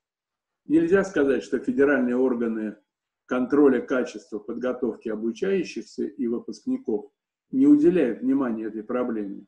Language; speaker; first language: Russian; native; Russian